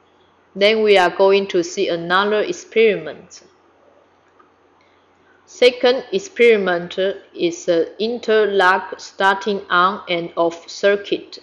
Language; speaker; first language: English; non-native, fluent; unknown